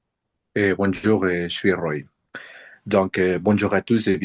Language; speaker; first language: French; non-native, fluent; Spanish